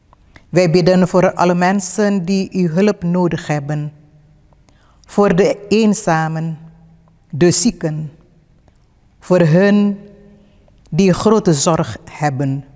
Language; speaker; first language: Dutch; non-native, fluent; Indonesian